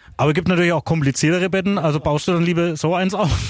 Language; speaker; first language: German; native; German